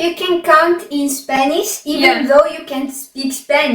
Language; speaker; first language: English; non-native, fluent; Arabic